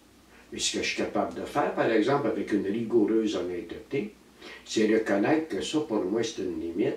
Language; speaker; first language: French; native; French